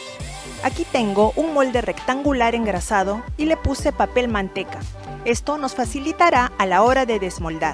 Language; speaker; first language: Spanish; native; Spanish